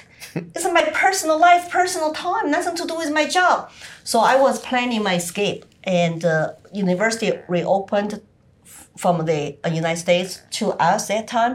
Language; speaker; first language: English; non-native, fluent; Chinese